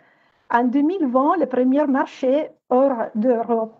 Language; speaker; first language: French; non-native, fluent; Italian